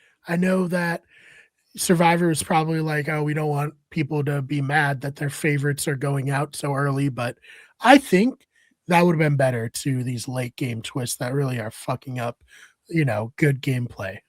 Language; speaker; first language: English; native; English